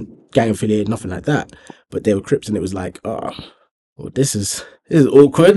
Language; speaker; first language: English; native; English